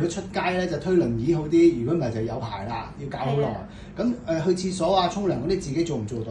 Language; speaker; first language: Cantonese; native; Cantonese